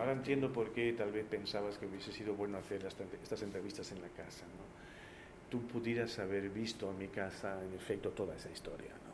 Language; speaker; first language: Spanish; early bilingual, heritage; Spanish